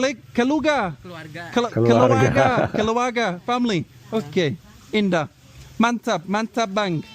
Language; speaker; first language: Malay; non-native, learner; Ukrainian